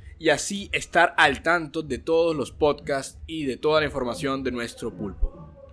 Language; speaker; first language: Spanish; native; Spanish